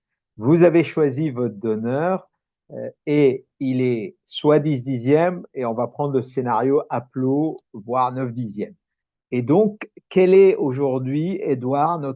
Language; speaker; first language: French; native; French